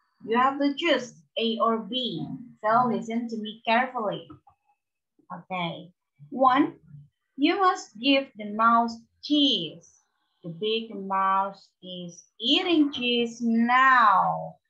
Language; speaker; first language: English; non-native, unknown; Indonesian